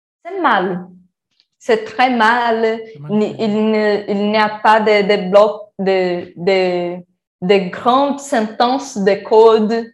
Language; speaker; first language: French; non-native, learner; Portuguese